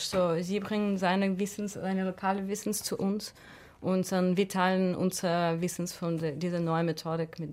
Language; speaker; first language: German; non-native, fluent; Russian